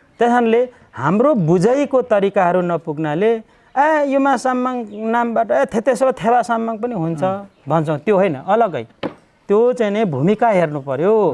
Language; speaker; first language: Nepali; non-native, local second language; Limbu